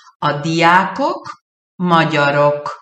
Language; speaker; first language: Hungarian; early bilingual, heritage; Hungarian